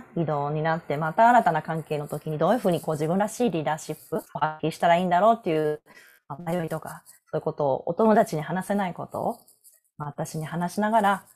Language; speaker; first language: Japanese; native; Japanese